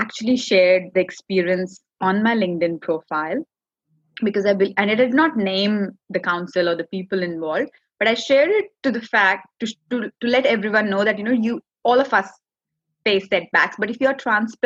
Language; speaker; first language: English; non-native, local second language; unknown